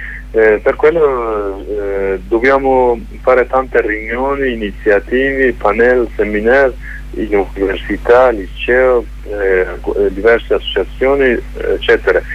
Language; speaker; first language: Italian; non-native, learner; Kurdish